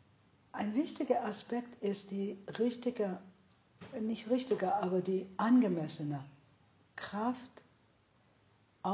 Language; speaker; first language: German; non-native, fluent; English